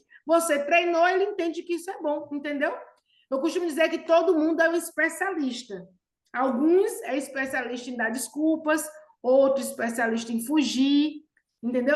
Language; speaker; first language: Portuguese; native; Portuguese